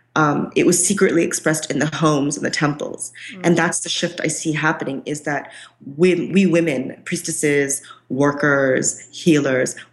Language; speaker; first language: English; non-native, local second language; Bangla